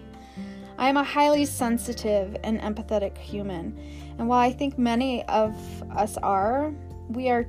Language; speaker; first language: English; native; English